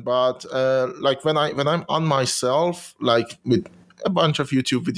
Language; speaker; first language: English; non-native, fluent; Persian